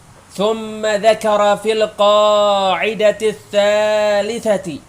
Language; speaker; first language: Arabic; non-native, fluent; Indonesian